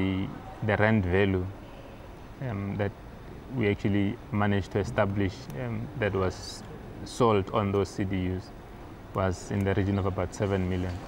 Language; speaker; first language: English; non-native, local second language; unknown